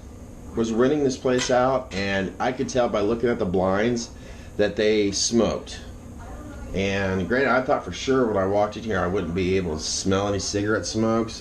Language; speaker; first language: English; native; English